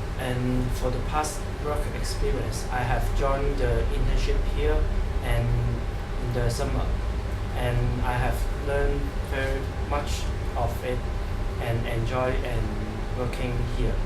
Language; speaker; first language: English; non-native, learner; Cantonese